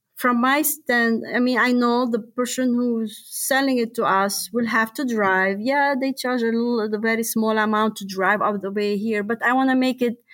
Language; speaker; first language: English; non-native, fluent; Arabic